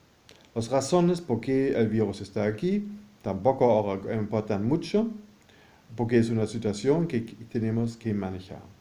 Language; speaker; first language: Spanish; non-native, fluent; German